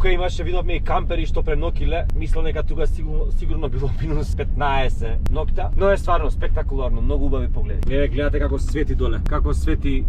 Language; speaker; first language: Macedonian; native; Macedonian